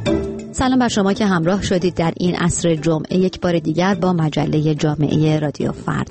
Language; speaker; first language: Persian; native; Persian